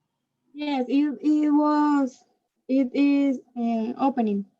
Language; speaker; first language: English; non-native, learner; Spanish